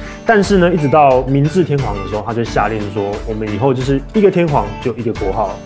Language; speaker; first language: Chinese; native; Chinese